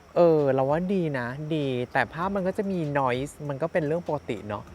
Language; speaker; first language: Thai; native; Thai